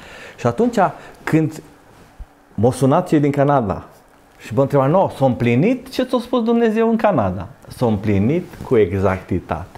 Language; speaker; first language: Romanian; native; Romanian